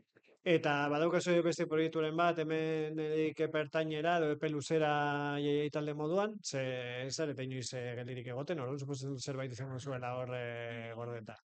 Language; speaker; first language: Basque; native; Basque